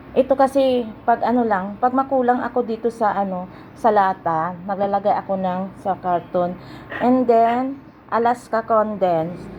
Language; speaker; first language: Filipino; non-native, local second language; Hiligaynon